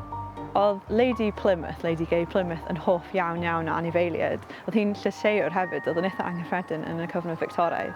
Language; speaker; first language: Welsh; native; Welsh